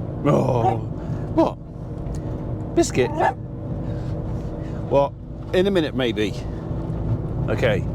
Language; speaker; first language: English; native; English